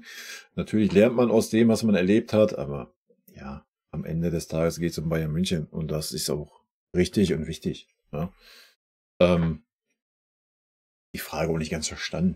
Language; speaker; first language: German; native; German